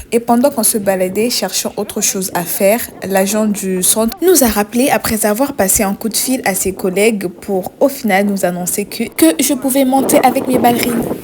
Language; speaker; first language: French; native; French